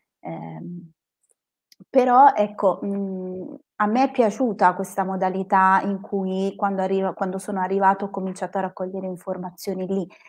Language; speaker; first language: Italian; native; Italian